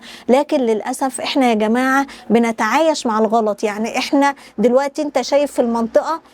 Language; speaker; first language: Arabic; native; Arabic